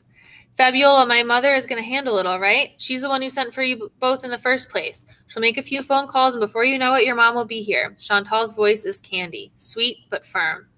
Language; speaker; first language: English; native; English